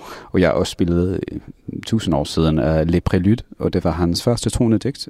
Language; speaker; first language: Danish; non-native, fluent; English